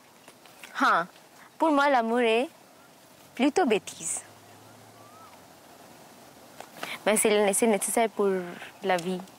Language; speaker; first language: French; non-native, learner; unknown